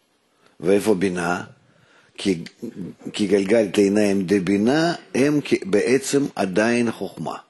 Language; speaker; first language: Hebrew; non-native, fluent; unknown